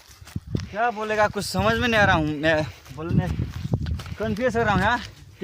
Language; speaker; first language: Hindi; non-native, local second language; Bodo